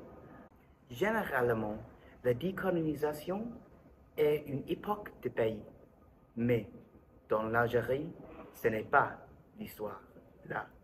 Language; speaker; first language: French; non-native, learner; English